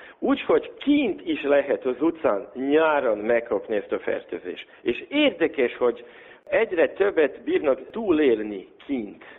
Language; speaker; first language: Hungarian; non-native, local second language; Serbian